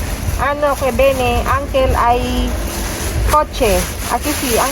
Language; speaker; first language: Spanish; non-native, learner; Filipino